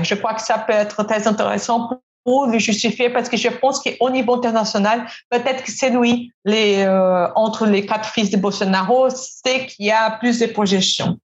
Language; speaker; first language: French; non-native, fluent; Portuguese